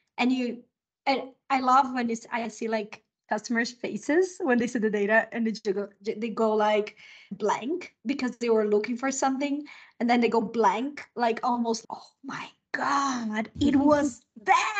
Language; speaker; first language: English; non-native, fluent; Portuguese